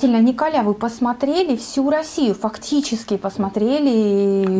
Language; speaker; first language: Russian; native; Russian